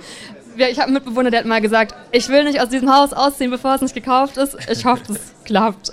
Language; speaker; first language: German; native; German